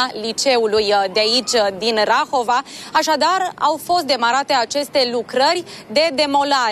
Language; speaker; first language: Romanian; native; Romanian